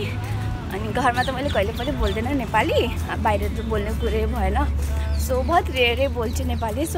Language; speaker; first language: Nepali; early bilingual, heritage; Hindi